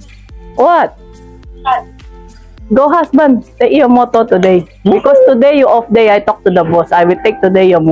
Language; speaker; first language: English; non-native, local second language; Filipino